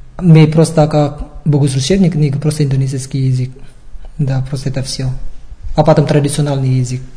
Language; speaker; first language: Russian; non-native, learner; Indonesian